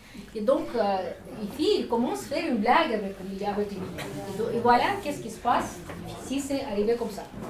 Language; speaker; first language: French; non-native, learner; Russian